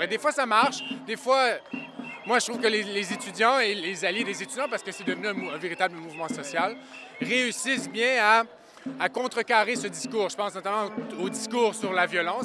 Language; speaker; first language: French; native; French